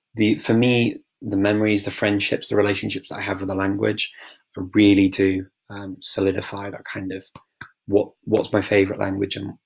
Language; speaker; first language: English; native; English